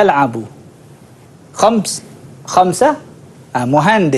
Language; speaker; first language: Arabic; non-native, fluent; Malay